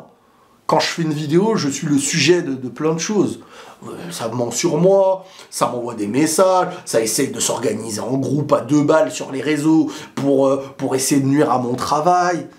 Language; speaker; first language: French; native; French